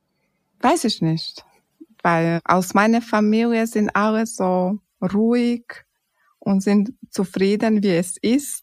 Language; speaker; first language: German; non-native, fluent; Croatian